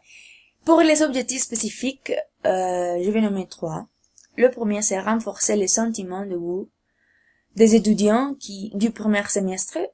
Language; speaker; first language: French; non-native, learner; Spanish